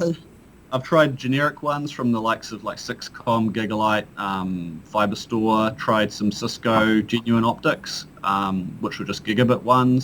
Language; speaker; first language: English; native; English